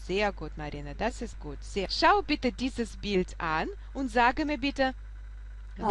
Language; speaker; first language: German; non-native, fluent; Russian